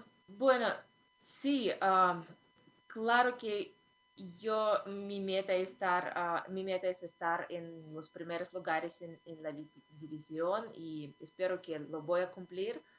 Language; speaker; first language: Spanish; non-native, fluent; Russian